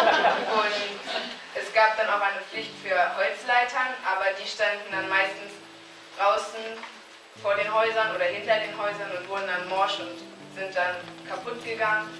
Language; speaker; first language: German; native; German